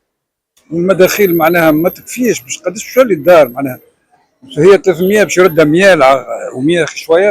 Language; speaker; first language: Arabic; native; Arabic